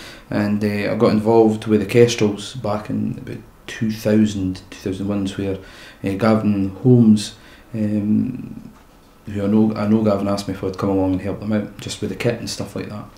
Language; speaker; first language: English; native; English